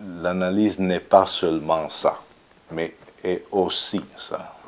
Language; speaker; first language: French; non-native, fluent; Italian